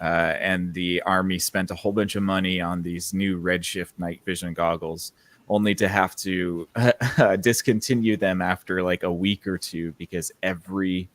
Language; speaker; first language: English; native; English